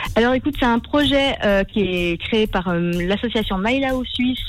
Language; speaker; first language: French; early bilingual, other home language; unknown